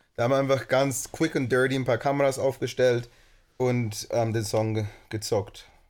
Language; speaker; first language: German; native; German